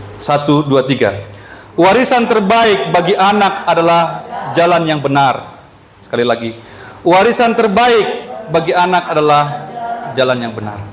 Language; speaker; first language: Indonesian; non-native, local second language; Batak Toba